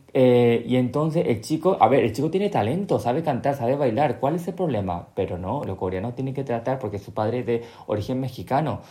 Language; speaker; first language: Spanish; early bilingual, other home language; Korean